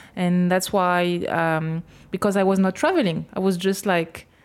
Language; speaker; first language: English; non-native, fluent; French